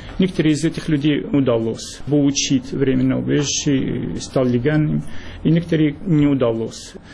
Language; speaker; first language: Russian; non-native, fluent; Arabic